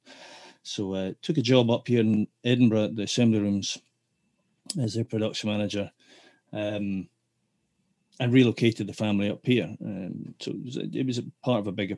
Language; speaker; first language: English; native; English